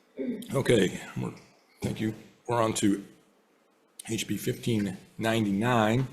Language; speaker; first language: English; native; English